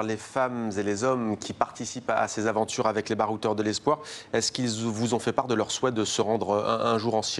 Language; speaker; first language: French; native; French